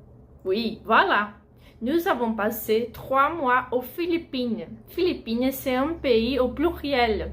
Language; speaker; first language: French; non-native, fluent; Portuguese